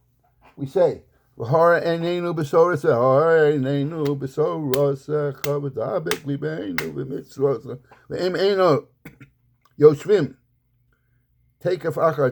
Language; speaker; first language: Hebrew; non-native, fluent; English